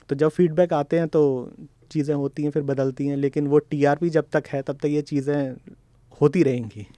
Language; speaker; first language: Hindi; native; Hindi